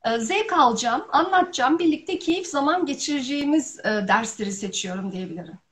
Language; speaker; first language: Turkish; early bilingual, heritage; Turkish